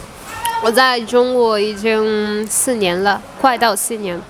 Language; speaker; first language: Chinese; non-native, learner; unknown